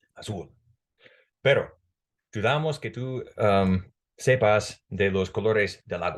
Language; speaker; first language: Spanish; non-native, fluent; English